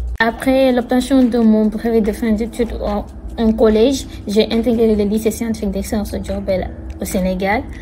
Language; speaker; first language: French; non-native, local second language; Wolof